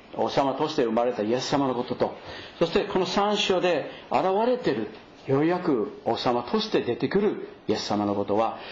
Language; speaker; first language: Japanese; non-native, fluent; English